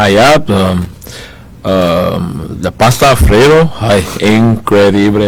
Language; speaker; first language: Spanish; non-native, learner; English